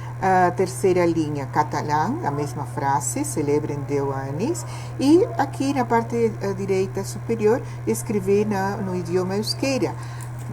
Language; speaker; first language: Portuguese; non-native, fluent; Spanish